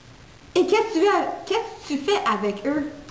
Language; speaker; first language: French; non-native, local second language; English